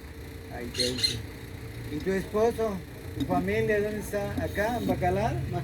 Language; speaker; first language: Spanish; native; Spanish